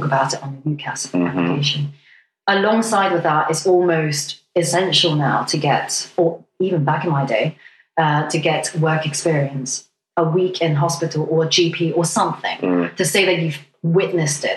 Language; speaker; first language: English; non-native, local second language; Cantonese